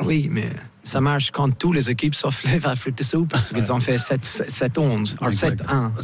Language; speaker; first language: French; non-native, fluent; English